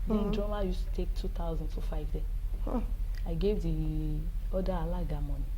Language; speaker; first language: English; non-native, local second language; Yoruba